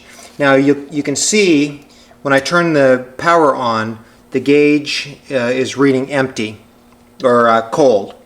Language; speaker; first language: English; native; English